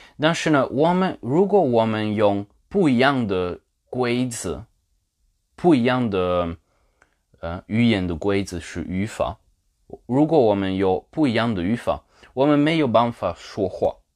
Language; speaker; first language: Chinese; non-native, learner; Polish